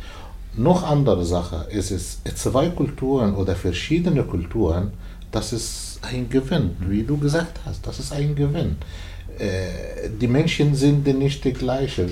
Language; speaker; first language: German; non-native, learner; Arabic